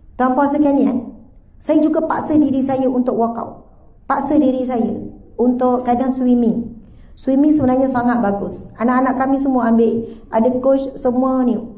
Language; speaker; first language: Malay; native; Malay